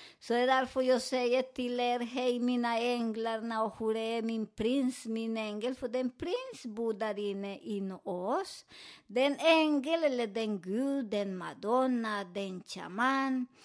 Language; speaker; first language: Swedish; non-native, fluent; Spanish